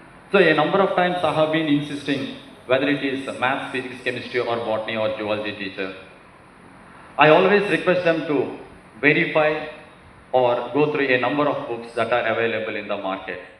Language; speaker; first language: English; non-native, local second language; Telugu